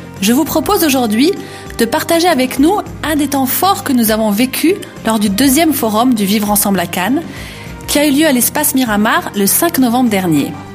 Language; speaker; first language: French; native; French